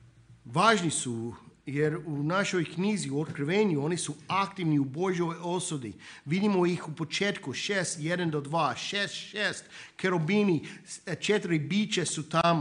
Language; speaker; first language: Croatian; non-native, fluent; English